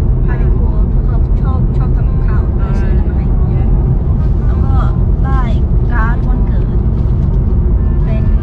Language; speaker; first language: Thai; early bilingual, heritage; Thai